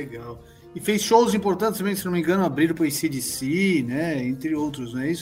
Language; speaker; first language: Portuguese; native; Portuguese